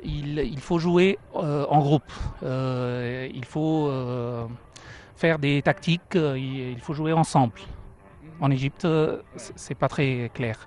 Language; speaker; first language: French; non-native, learner; Arabic